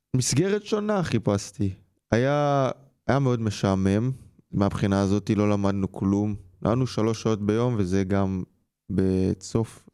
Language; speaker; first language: Hebrew; early bilingual, other home language; English